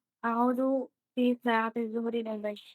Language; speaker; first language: Arabic; non-native, learner; Urdu